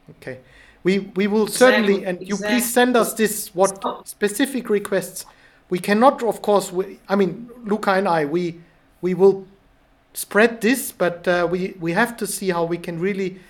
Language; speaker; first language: English; non-native, fluent; German